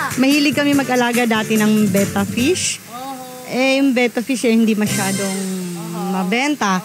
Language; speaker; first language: Filipino; non-native, local second language; Bikol